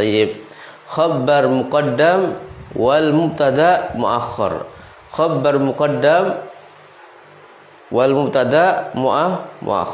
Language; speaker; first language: Arabic; non-native, fluent; Indonesian